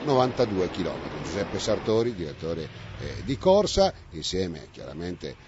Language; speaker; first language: Italian; native; Italian